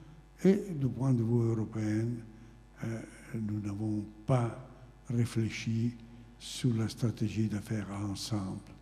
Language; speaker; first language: French; non-native, fluent; Italian